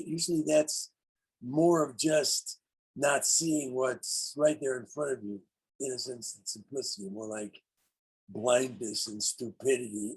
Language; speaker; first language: English; native; English